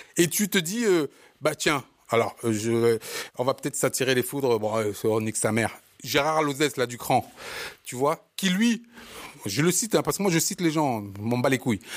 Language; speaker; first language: French; early bilingual, other home language; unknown